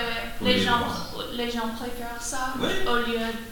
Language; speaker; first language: French; non-native, learner; English